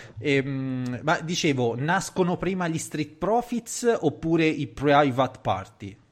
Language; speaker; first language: Italian; native; Italian